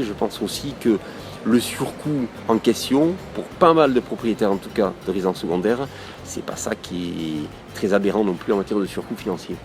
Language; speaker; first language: French; native; French